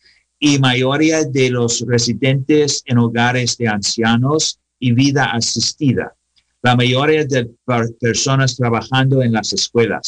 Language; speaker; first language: Spanish; non-native, learner; English